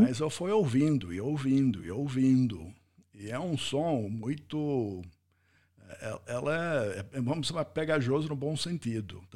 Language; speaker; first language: Portuguese; non-native, fluent; English